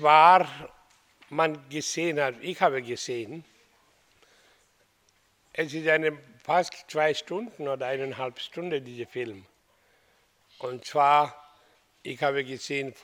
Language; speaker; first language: German; non-native, learner; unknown